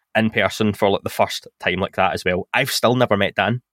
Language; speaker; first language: English; native; English